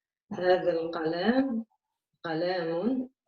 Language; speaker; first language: Arabic; non-native, learner; French